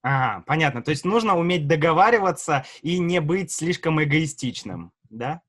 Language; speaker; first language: Russian; native; Russian